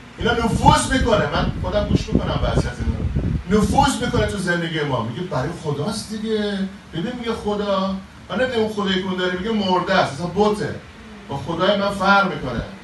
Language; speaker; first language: Persian; native; Persian